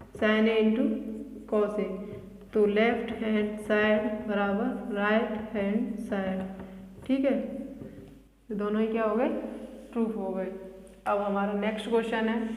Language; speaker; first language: Hindi; native; Hindi